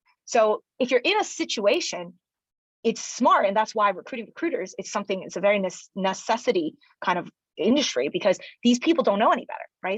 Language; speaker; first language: English; early bilingual, other home language; Chinese